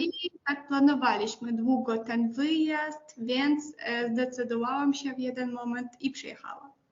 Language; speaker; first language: Polish; non-native, fluent; Ukrainian